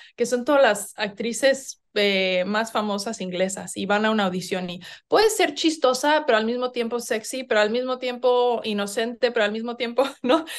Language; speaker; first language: Spanish; native; Spanish